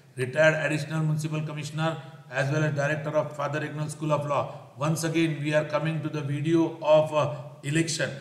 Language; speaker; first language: English; non-native, local second language; Marathi